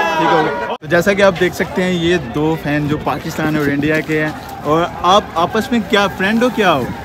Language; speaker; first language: Urdu; non-native, local second language; Punjabi